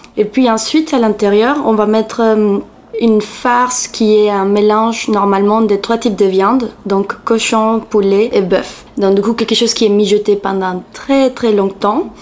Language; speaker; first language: French; non-native, fluent; Spanish